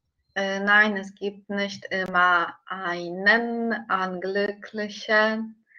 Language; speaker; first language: German; non-native, learner; Polish